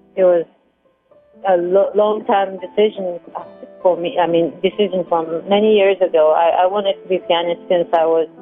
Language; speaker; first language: English; non-native, fluent; Japanese